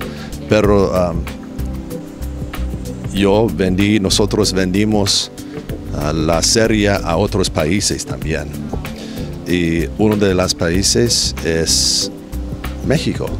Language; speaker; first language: Spanish; non-native, learner; English